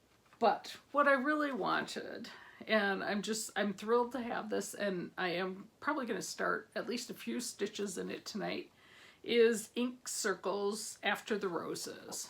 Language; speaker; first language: English; native; English